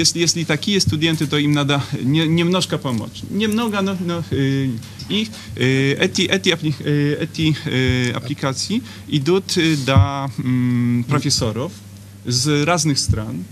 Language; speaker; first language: Russian; non-native, fluent; Polish